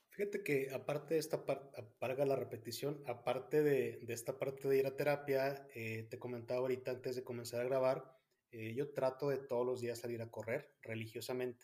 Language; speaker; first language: Spanish; native; Spanish